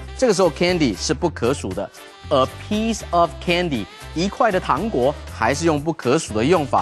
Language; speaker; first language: Chinese; native; Chinese